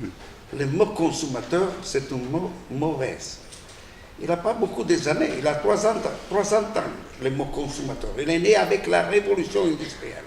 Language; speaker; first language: French; non-native, fluent; Italian